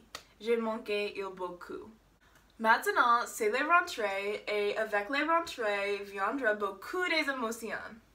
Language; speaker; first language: French; non-native, learner; English